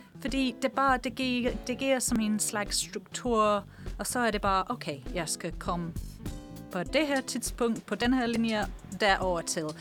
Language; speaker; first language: Danish; non-native, fluent; English